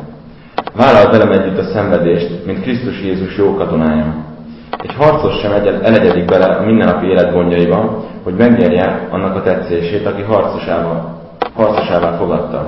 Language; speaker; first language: Hungarian; native; Hungarian